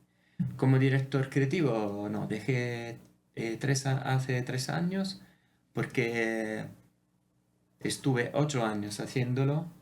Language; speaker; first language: Spanish; non-native, fluent; Italian